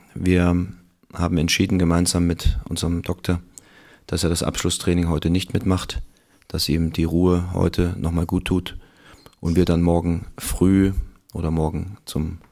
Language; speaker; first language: German; native; German